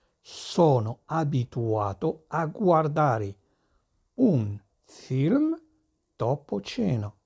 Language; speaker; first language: Italian; non-native, fluent; Arabic